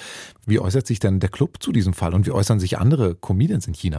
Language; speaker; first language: German; native; German